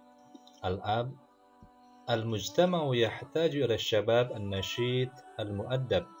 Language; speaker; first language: Arabic; non-native, learner; Indonesian